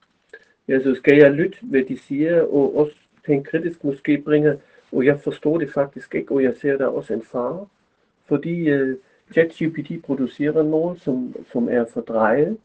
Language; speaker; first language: Danish; non-native, fluent; German